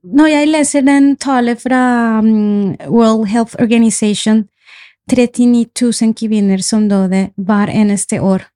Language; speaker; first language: Norwegian; non-native, fluent; Spanish